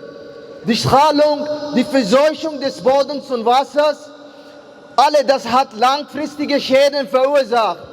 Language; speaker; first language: German; non-native, fluent; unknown